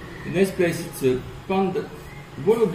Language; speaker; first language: English; non-native, learner; French